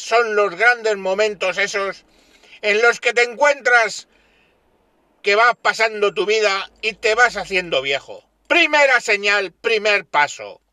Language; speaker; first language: Spanish; native; Spanish